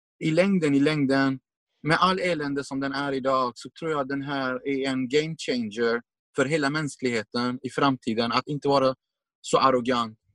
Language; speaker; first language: Swedish; non-native, fluent; Arabic